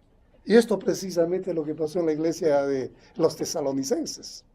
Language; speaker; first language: Spanish; native; Spanish